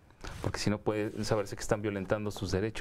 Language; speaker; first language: Spanish; native; Spanish